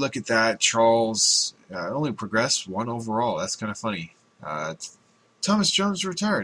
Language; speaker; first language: English; native; English